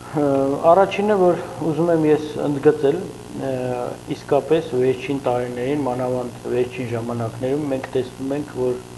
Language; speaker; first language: Armenian; native; Armenian